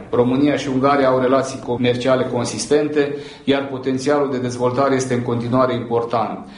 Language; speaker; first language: Romanian; native; Romanian